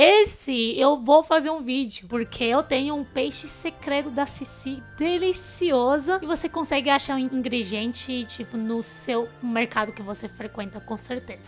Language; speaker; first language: Portuguese; non-native, fluent; Chinese